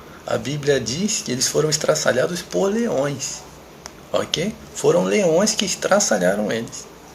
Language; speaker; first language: Portuguese; native; Portuguese